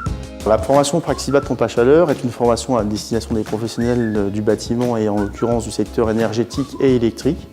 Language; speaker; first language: French; native; French